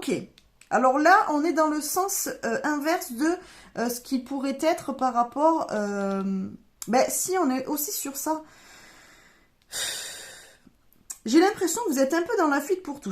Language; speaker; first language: French; native; French